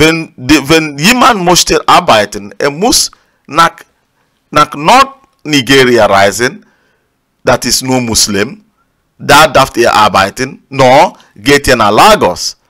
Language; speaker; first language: German; non-native, learner; Igbo